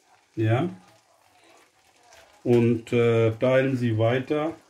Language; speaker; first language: German; non-native, fluent; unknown